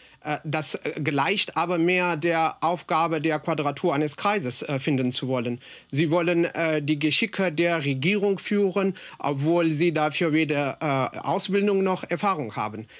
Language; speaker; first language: German; non-native, fluent; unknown